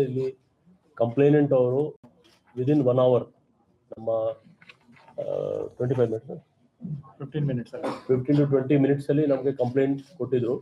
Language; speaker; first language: Kannada; non-native, fluent; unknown